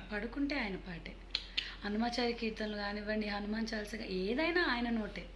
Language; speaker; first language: Telugu; early bilingual, heritage; Telugu